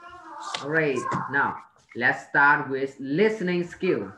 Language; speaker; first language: English; non-native, learner; Vietnamese